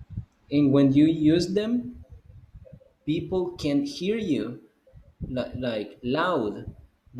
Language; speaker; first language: English; non-native, fluent; Spanish